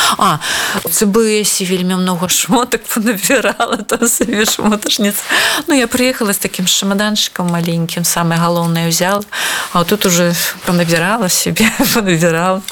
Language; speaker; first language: Belarusian; non-native, local second language; Russian